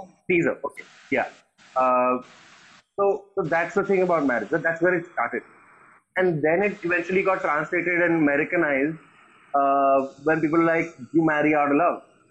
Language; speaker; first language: English; non-native, local second language; Hindi